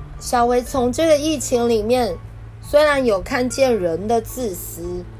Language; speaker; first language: Chinese; native; Chinese